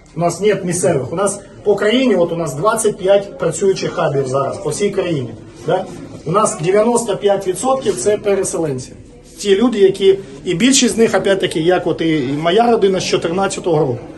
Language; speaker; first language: Ukrainian; non-native, local second language; Russian